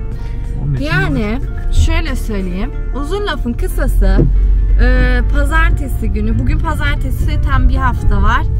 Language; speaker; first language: Turkish; early bilingual, heritage; Turkish